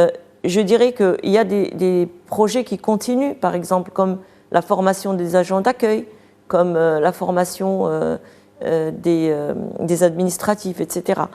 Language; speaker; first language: French; non-native, local second language; Arabic